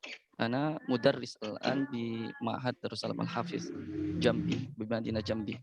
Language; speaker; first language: Arabic; non-native, learner; Indonesian